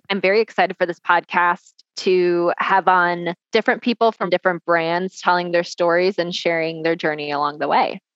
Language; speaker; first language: English; native; English